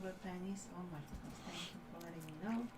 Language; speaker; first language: English; native; English